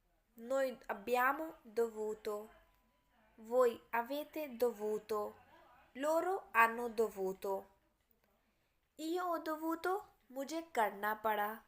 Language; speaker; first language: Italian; non-native, fluent; Urdu